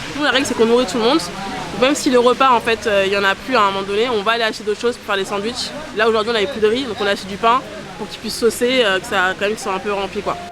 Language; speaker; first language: French; native; French